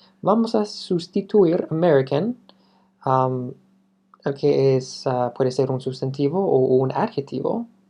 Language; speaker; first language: Spanish; non-native, fluent; English